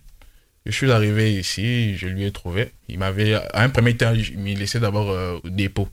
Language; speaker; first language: French; non-native, local second language; Lingala